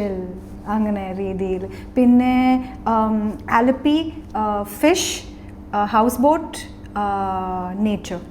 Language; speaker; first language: Malayalam; early bilingual, heritage; English